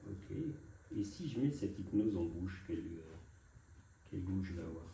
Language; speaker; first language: French; native; French